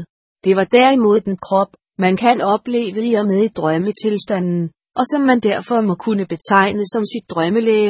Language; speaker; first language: Danish; native; Danish